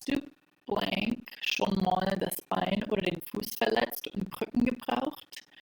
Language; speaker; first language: German; non-native, fluent; English